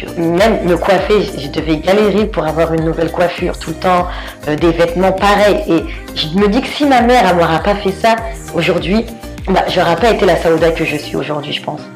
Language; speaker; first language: French; early bilingual, other home language; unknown